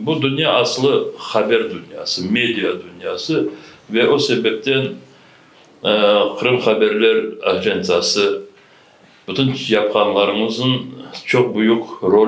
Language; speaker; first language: Turkish; non-native, learner; Crimean Tatar